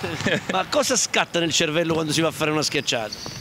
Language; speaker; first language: Italian; native; Italian